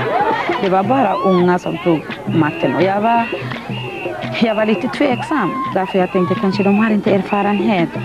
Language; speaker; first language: Swedish; non-native, fluent; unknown